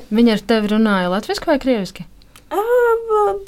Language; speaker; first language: Latvian; non-native, local second language; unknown